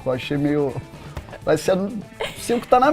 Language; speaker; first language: Portuguese; native; Portuguese